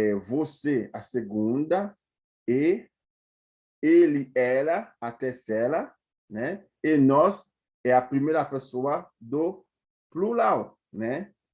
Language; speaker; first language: Portuguese; non-native, fluent; Haitian Creole